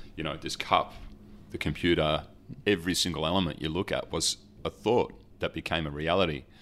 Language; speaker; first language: English; early bilingual, other home language; Dutch